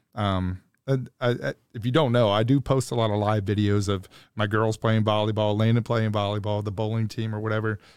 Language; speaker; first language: English; native; English